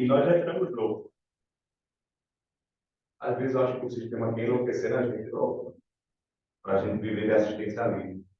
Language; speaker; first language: Portuguese; native; Portuguese